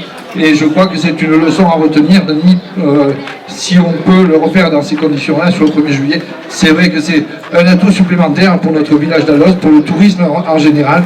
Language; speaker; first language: French; native; French